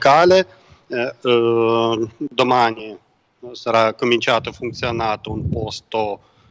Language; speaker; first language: Italian; non-native, learner; Ukrainian